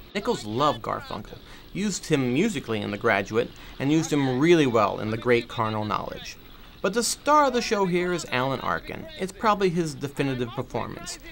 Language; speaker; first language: English; native; English